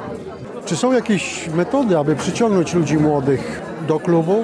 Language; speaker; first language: Polish; native; Polish